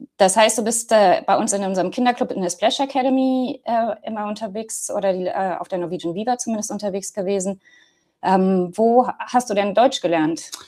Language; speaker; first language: German; native; German